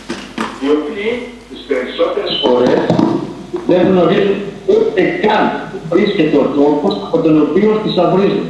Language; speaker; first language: Greek; native; Greek